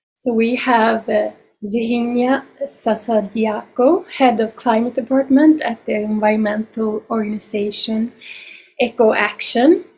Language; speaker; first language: English; non-native, fluent; Swedish